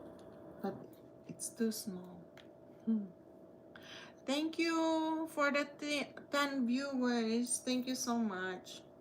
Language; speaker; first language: English; non-native, learner; Filipino